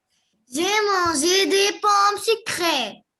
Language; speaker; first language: French; non-native, learner; Arabic